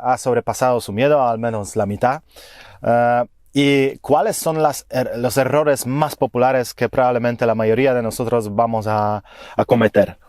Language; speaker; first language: Spanish; non-native, fluent; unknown